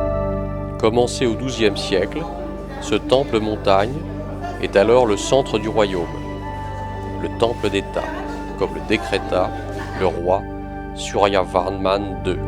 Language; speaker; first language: French; native; French